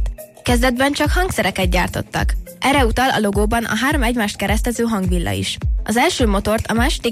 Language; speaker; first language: Hungarian; native; Hungarian